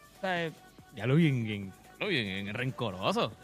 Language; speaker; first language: Spanish; native; Spanish